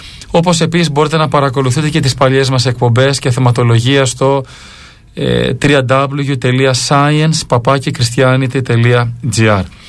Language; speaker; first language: Greek; native; Greek